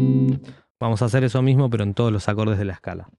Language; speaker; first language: Spanish; native; Spanish